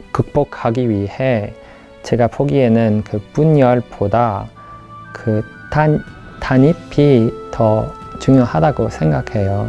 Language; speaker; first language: Korean; non-native, fluent; English